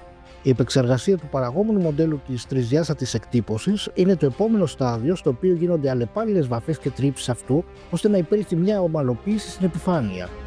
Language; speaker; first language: Greek; native; Greek